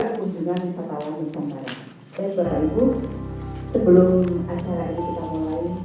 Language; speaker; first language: Indonesian; native; Indonesian